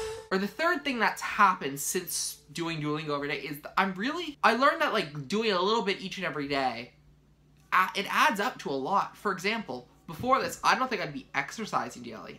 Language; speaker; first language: English; native; English